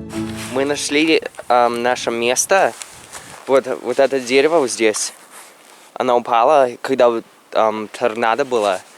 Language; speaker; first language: Russian; early bilingual, heritage; Russian